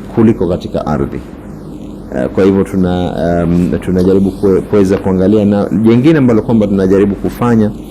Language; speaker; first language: Swahili; native; Swahili